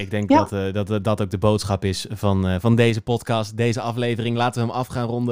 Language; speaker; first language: Dutch; native; Dutch